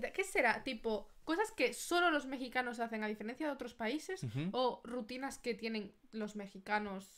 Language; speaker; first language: Spanish; native; Spanish